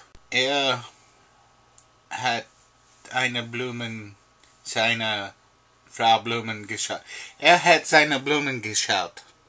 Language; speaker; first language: German; non-native, learner; English